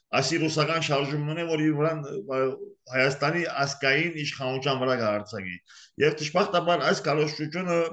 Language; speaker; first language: Armenian; early bilingual, heritage; Armenian